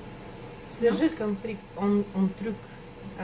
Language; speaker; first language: French; non-native, learner; Russian